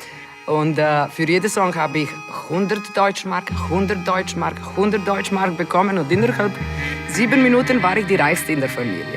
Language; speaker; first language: German; non-native, fluent; Serbian